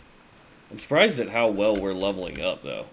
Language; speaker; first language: English; native; English